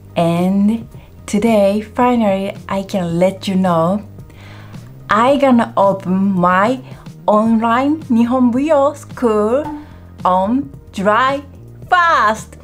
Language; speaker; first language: English; non-native, learner; Japanese